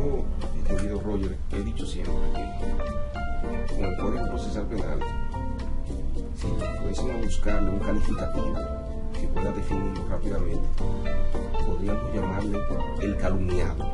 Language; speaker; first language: Spanish; native; Spanish